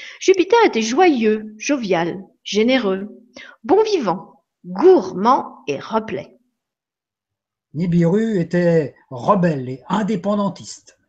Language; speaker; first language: French; native; French